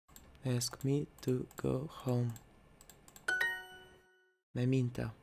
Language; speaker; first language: English; non-native, learner; Russian